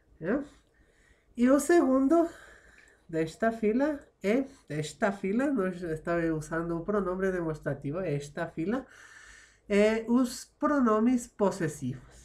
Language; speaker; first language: Portuguese; non-native, fluent; Spanish